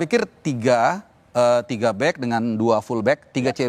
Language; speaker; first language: Indonesian; native; Indonesian